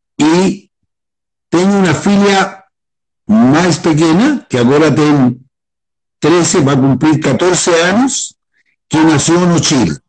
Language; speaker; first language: Spanish; native; Spanish